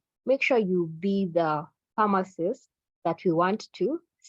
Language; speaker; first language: English; non-native, local second language; Swahili